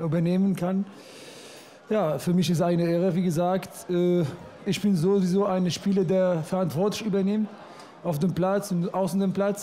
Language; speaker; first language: German; non-native, fluent; Arabic